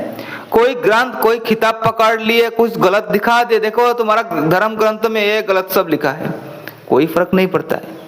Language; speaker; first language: Hindi; non-native, local second language; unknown